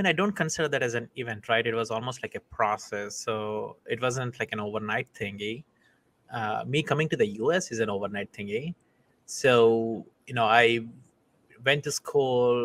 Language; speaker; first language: English; non-native, local second language; Telugu